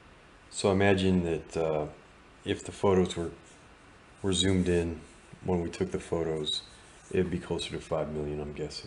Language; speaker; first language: English; native; English